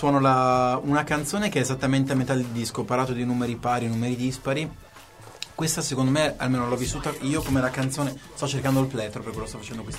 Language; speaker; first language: Italian; native; Italian